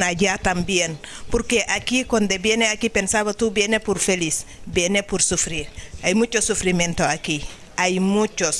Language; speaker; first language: Spanish; non-native, learner; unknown